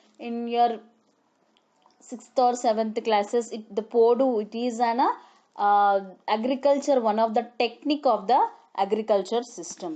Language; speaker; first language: English; non-native, local second language; Telugu